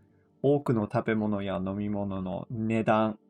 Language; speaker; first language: Japanese; non-native, fluent; English